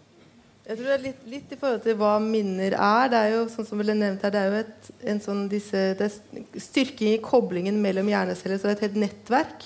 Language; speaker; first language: Norwegian; native; Norwegian